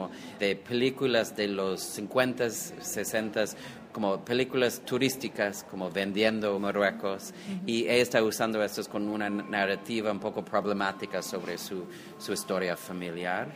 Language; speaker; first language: Spanish; non-native, fluent; English